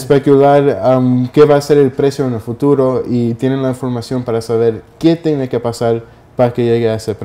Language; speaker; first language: Spanish; early bilingual, heritage; Spanish